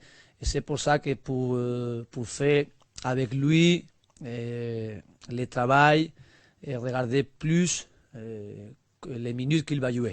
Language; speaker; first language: French; non-native, learner; Spanish